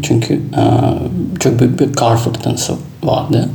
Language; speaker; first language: Turkish; non-native, fluent; Russian